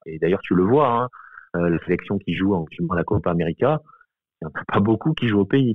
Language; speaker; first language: French; native; French